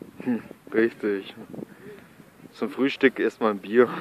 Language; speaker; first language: German; native; German